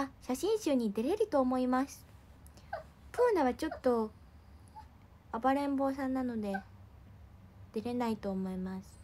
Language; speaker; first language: Japanese; native; Japanese